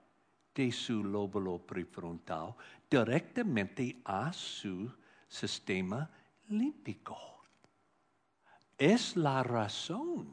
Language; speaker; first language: Spanish; non-native, learner; English